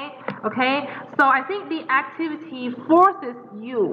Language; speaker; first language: English; non-native, fluent; Chinese